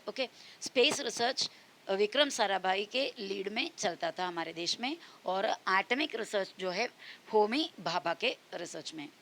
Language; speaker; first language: Hindi; non-native, local second language; Marathi